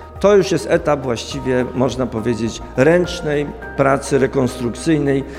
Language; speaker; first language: Polish; native; Polish